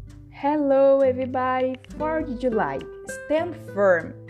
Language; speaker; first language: English; non-native, learner; Portuguese